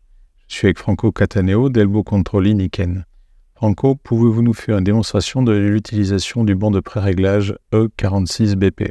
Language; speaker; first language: French; native; French